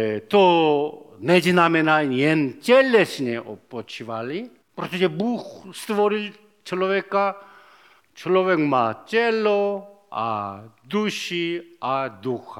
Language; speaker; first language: Czech; non-native, learner; Korean